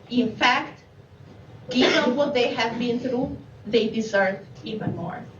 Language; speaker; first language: English; non-native, fluent; Albanian